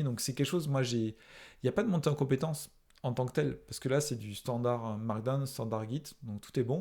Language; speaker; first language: French; native; French